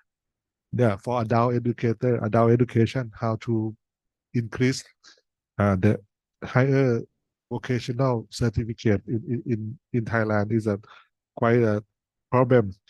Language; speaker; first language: English; non-native, learner; Thai